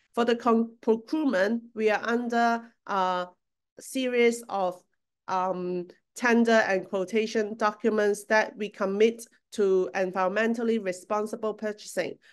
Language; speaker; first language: English; non-native, local second language; Cantonese